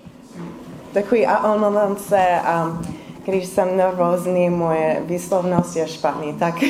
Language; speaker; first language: Czech; non-native, fluent; English